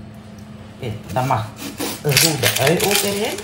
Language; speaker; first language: Dutch; non-native, local second language; Caribbean Hindustani